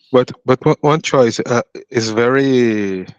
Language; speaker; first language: English; non-native, learner; Portuguese